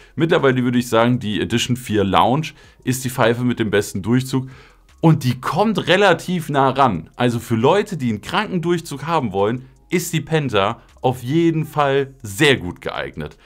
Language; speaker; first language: German; native; German